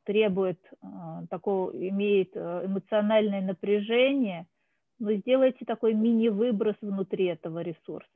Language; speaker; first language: Russian; native; Russian